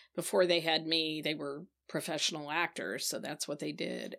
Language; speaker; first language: English; native; English